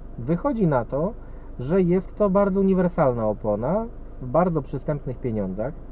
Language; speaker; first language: Polish; native; Polish